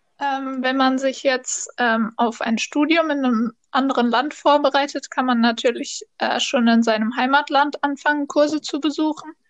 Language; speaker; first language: German; native; German